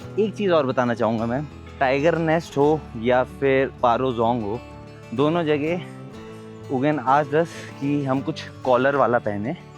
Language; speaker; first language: Hindi; native; Hindi